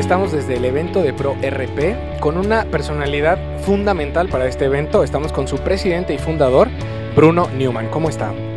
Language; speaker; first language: Spanish; native; Spanish